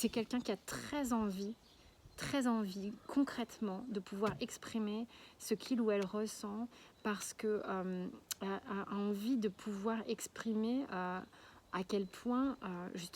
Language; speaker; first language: French; native; French